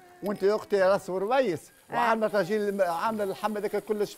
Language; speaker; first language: Arabic; native; Arabic